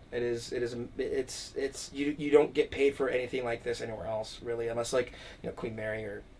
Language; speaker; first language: English; native; English